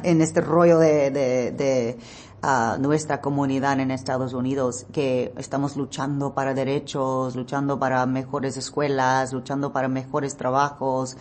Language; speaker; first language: Spanish; early bilingual, heritage; English